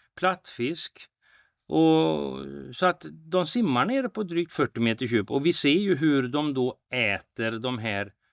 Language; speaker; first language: Swedish; native; Swedish